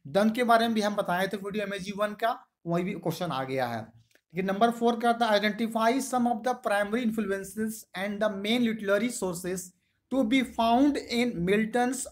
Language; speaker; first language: Hindi; native; Hindi